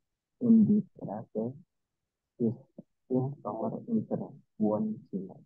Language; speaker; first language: German; non-native, learner; Indonesian